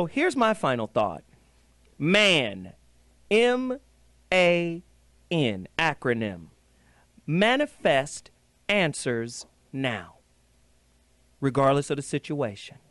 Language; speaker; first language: English; native; English